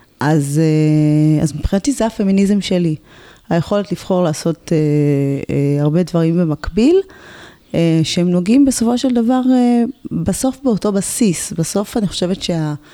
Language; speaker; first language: Hebrew; native; Hebrew